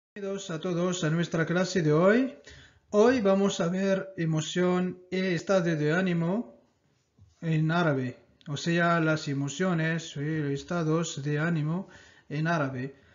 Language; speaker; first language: Spanish; non-native, fluent; Arabic